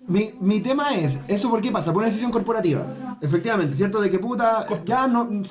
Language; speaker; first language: Spanish; native; Spanish